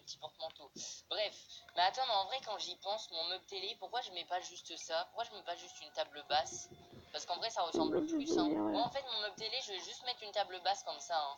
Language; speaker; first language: French; native; French